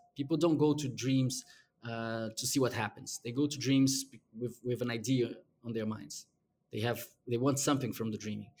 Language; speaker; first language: English; non-native, fluent; Portuguese